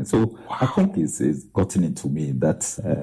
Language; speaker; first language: English; non-native, local second language; Akan